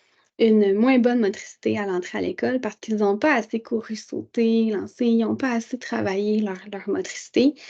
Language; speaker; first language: French; native; French